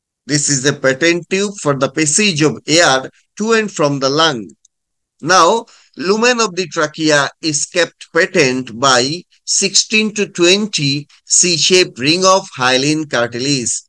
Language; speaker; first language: English; non-native, local second language; Bangla